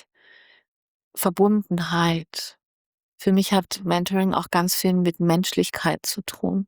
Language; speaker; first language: German; native; German